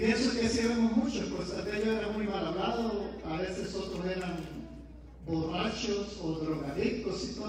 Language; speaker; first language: Spanish; native; Spanish